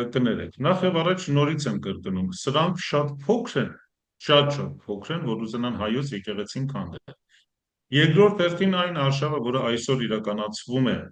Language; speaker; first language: Armenian; early bilingual, heritage; Armenian